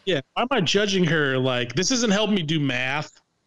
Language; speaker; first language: English; native; English